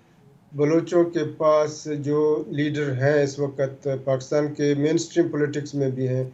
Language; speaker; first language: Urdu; non-native, local second language; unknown